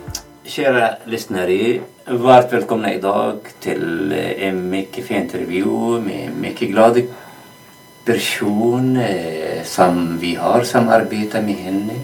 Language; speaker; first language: Swedish; non-native, fluent; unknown